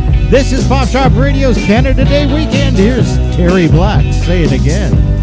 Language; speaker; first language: English; native; English